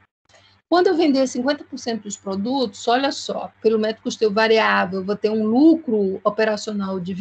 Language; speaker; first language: Portuguese; native; Portuguese